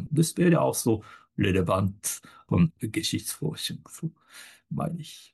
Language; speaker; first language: German; non-native, fluent; Japanese